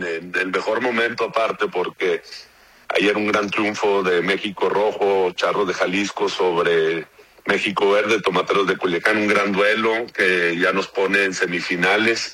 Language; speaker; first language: Spanish; native; Spanish